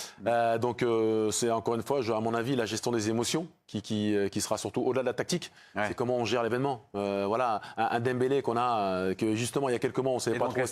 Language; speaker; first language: French; native; French